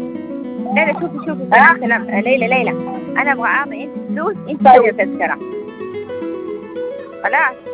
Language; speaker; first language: Arabic; non-native, learner; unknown